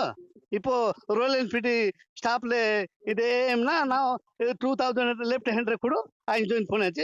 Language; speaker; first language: Tamil; non-native, learner; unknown